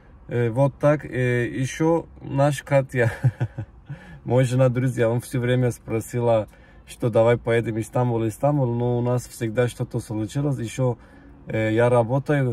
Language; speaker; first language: Russian; non-native, learner; Turkish